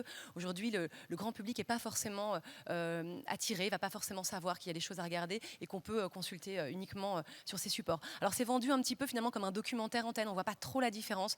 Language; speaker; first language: French; native; French